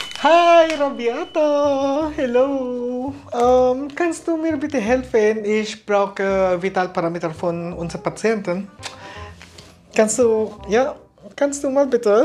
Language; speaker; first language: German; non-native, learner; Filipino